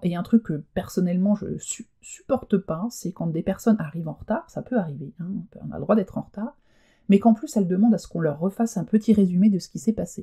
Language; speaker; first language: French; native; French